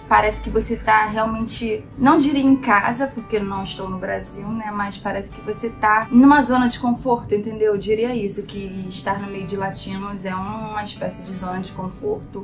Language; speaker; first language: Portuguese; native; Portuguese